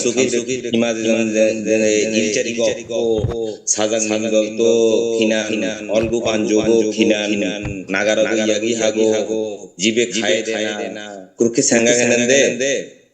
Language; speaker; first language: Korean; non-native, learner; Bangla